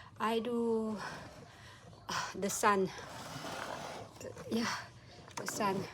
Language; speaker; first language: English; non-native, learner; Thai